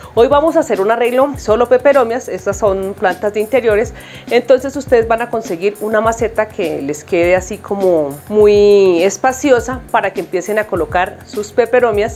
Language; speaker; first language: Spanish; native; Spanish